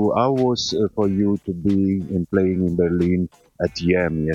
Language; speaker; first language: English; non-native, fluent; German